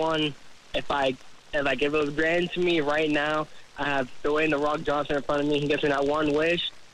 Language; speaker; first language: English; native; English